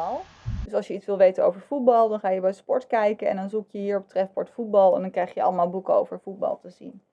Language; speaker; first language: Dutch; native; Dutch